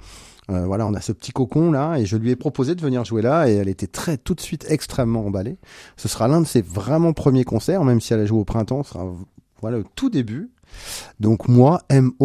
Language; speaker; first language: French; native; French